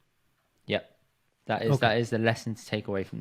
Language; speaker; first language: English; early bilingual, other home language; Punjabi